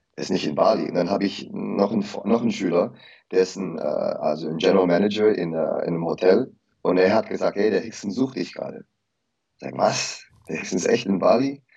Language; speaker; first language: German; early bilingual, heritage; German